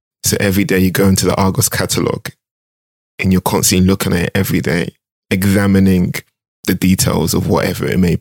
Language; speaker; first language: English; non-native, local second language; Akan